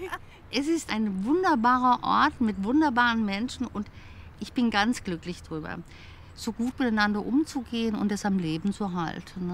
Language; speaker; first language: German; native; German